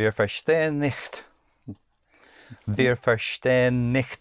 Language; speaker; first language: German; non-native, learner; English